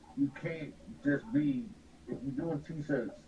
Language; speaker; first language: English; native; English